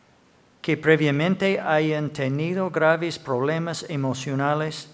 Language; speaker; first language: Spanish; non-native, fluent; English